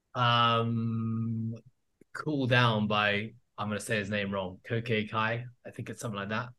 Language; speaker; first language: English; native; English